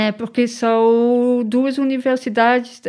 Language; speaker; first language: Portuguese; non-native, learner; Dutch